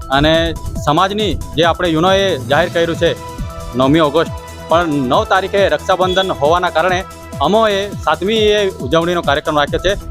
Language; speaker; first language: Gujarati; non-native, local second language; Bhili